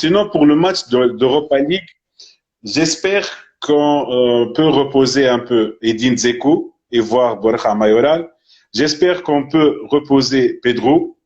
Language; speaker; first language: French; non-native, fluent; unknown